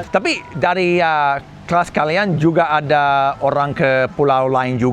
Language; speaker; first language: Indonesian; non-native, fluent; English